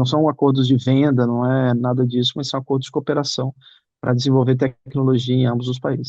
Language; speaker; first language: Portuguese; native; Portuguese